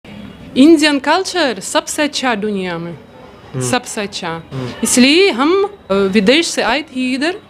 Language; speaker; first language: Hindi; non-native, learner; Russian